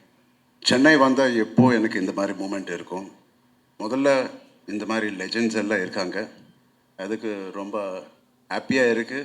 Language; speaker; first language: Tamil; non-native, local second language; Telugu